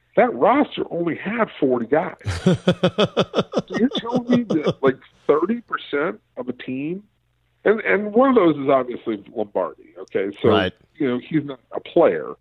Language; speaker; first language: English; native; English